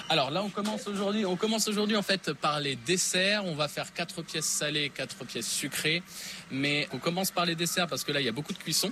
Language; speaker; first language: French; native; French